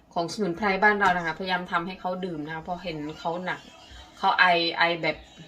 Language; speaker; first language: Thai; native; Thai